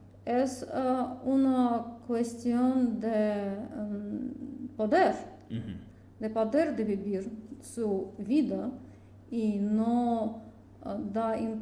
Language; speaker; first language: Spanish; non-native, learner; Russian